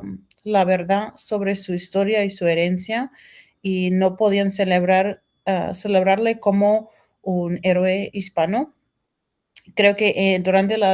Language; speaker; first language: Spanish; non-native, fluent; English